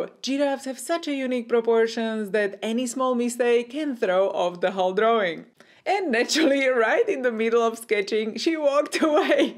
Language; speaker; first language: English; non-native, fluent; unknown